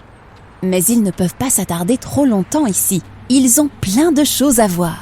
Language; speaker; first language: French; native; French